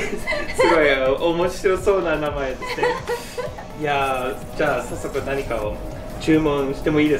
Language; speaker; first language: Japanese; non-native, fluent; English